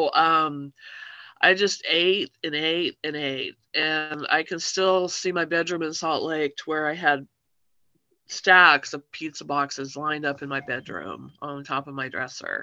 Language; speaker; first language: English; native; English